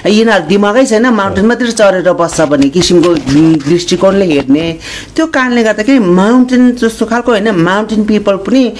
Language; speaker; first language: Nepali; non-native, local second language; Sherpa